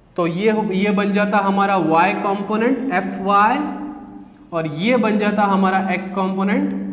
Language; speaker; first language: Hindi; native; Hindi